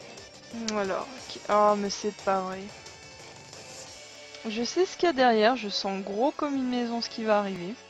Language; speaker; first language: French; native; French